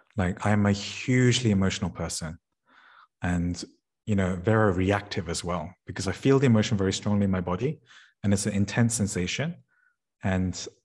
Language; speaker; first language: English; native; English